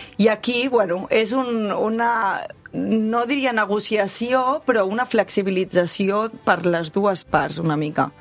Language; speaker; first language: Catalan; native; Catalan